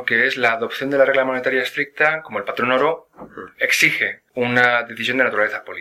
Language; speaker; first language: Spanish; native; Spanish